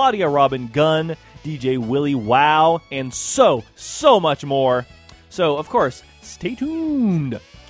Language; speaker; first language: English; native; English